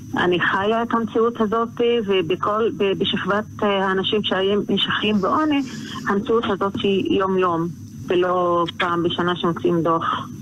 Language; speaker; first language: Hebrew; non-native, local second language; Arabic